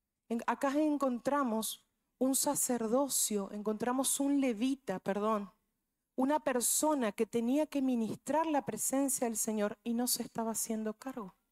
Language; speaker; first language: Spanish; native; Spanish